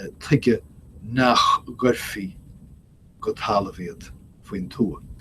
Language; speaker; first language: Irish; native; Irish